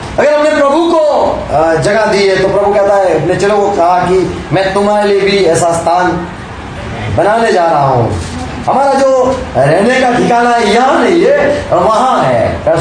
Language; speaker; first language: Hindi; non-native, local second language; Gujarati